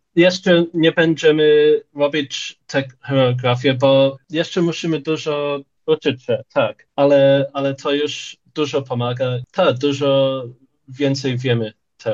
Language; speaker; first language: Polish; early bilingual, heritage; English